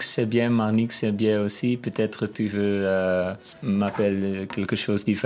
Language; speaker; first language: French; non-native, learner; Dutch